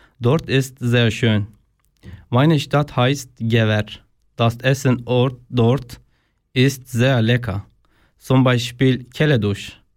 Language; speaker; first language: German; non-native, learner; Kurdish